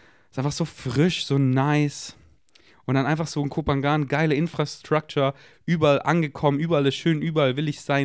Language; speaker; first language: German; native; German